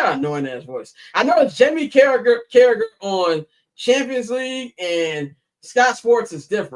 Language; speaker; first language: English; native; English